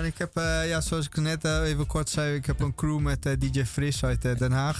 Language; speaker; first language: Dutch; native; Dutch